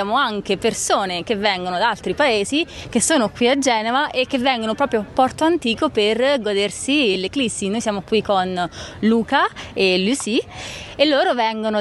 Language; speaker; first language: Italian; native; Italian